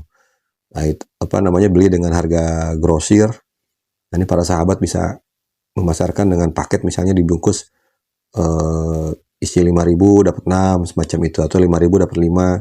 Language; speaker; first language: Indonesian; native; Indonesian